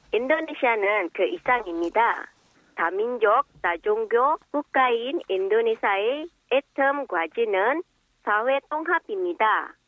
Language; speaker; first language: Korean; non-native, fluent; Indonesian